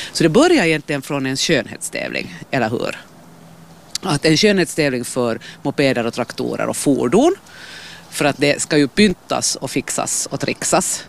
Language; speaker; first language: Swedish; native; Swedish